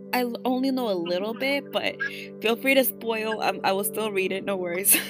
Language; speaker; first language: English; early bilingual, other home language; Spanish